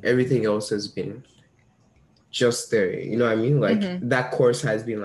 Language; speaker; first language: English; non-native, local second language; Yoruba